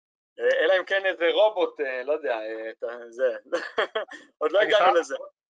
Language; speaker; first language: Hebrew; native; Hebrew